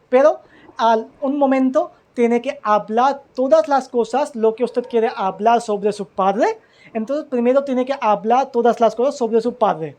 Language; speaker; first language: Spanish; non-native, learner; Hindi